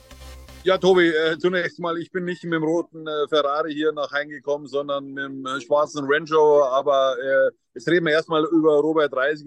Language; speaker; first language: German; native; German